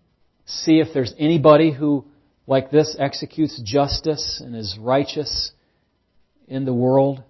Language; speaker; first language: English; native; English